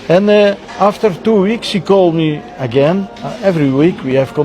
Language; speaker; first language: English; non-native, learner; Dutch